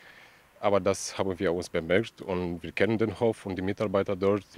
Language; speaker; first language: German; non-native, fluent; Romanian